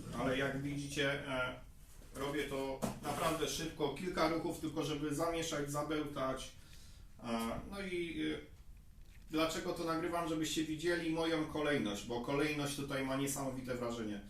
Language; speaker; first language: Polish; native; Polish